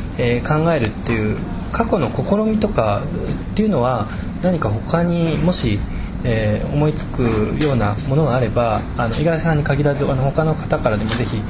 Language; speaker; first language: Japanese; native; Japanese